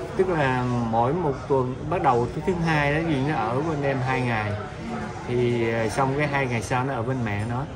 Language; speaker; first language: Vietnamese; early bilingual, heritage; Vietnamese